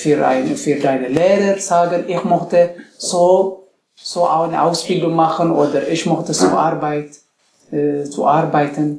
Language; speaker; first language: German; non-native, learner; Tigrinya